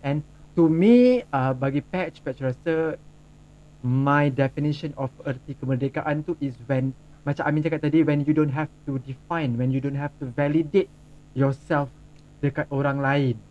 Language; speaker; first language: English; non-native, local second language; Malay